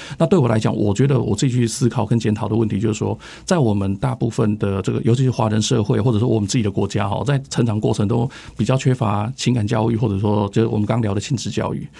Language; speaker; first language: Chinese; native; Chinese